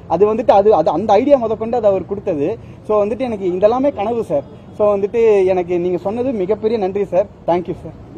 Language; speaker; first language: Tamil; native; Tamil